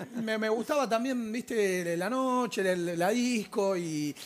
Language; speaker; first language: Spanish; native; Spanish